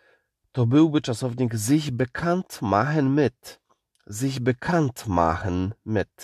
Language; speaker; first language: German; non-native, fluent; Polish